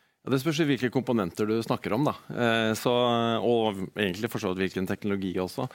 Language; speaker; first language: Norwegian; native; Norwegian